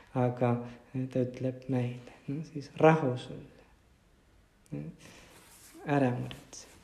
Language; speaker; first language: Estonian; non-native, fluent; Spanish